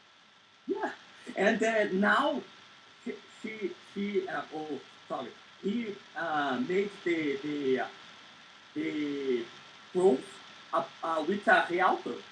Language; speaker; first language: English; non-native, learner; Portuguese